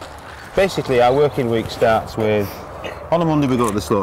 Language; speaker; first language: English; native; English